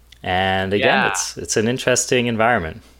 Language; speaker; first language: English; native; English